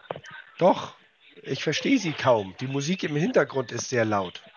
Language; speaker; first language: German; native; German